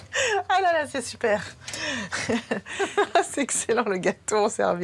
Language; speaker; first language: French; native; French